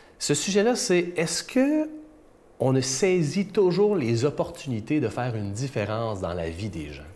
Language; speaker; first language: French; native; French